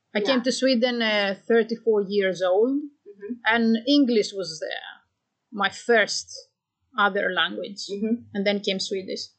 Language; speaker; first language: English; non-native, fluent; Greek